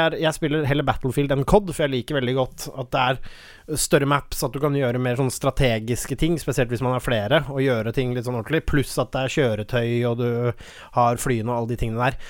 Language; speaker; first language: Norwegian; native; Norwegian